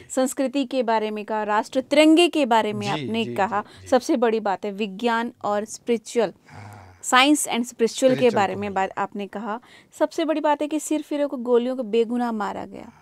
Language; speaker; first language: Hindi; native; Hindi